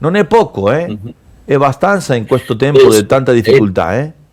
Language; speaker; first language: Italian; non-native, local second language; Spanish